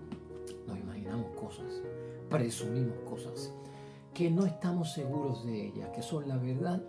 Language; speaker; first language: Spanish; native; Spanish